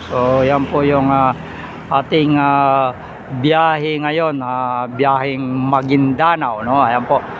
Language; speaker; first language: Filipino; non-native, local second language; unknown